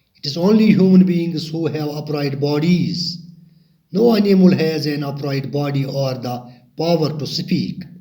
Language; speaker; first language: English; non-native, local second language; Urdu